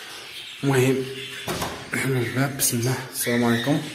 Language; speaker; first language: Arabic; native; Arabic